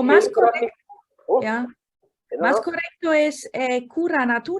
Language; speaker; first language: Spanish; non-native, fluent; German